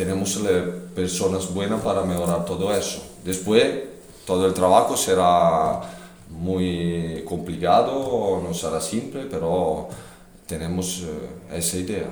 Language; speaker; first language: Spanish; non-native, fluent; Italian